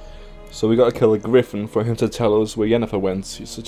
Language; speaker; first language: English; native; English